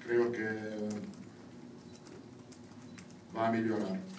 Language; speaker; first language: Spanish; non-native, fluent; Italian